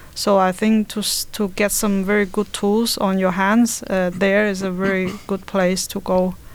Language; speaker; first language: English; non-native, learner; Chinese